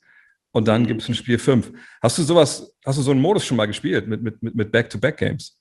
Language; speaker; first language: German; native; German